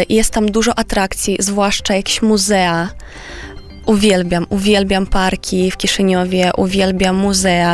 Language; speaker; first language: Polish; non-native, fluent; Romanian